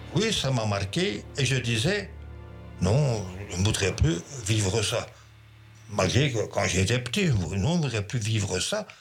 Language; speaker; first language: French; native; French